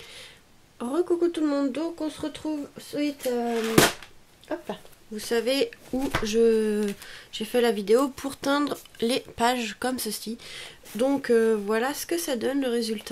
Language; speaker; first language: French; native; French